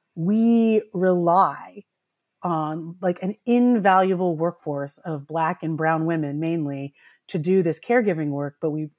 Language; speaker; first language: English; early bilingual, other home language; Filipino